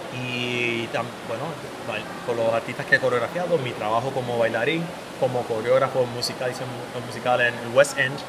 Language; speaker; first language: Spanish; native; Spanish